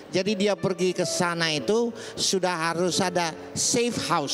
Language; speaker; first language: Indonesian; native; Indonesian